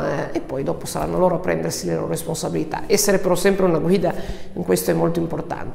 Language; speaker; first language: Italian; native; Italian